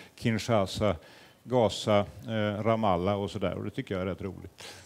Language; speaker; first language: Swedish; native; Swedish